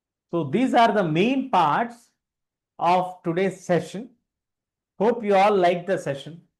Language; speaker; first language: English; non-native, local second language; Telugu